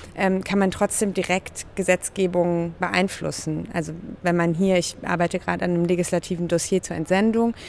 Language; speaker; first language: German; native; German